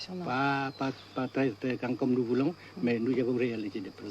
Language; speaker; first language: French; non-native, fluent; Vietnamese